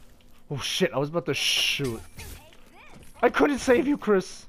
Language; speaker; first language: English; native; English